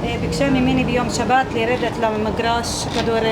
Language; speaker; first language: Hebrew; non-native, local second language; Arabic